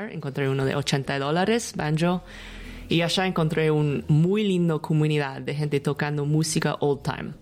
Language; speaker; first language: Spanish; non-native, learner; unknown